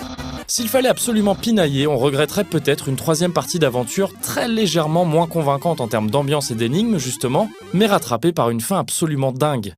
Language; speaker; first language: French; native; French